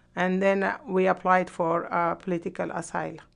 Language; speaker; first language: English; non-native, fluent; Arabic